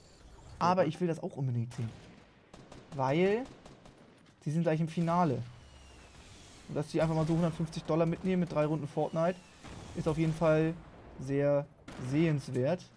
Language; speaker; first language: German; native; German